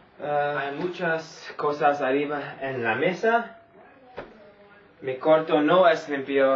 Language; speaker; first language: Spanish; non-native, learner; English